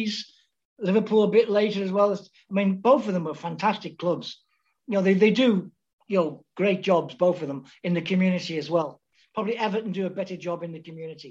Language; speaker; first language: English; native; English